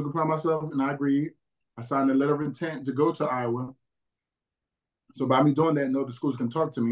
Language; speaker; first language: English; native; English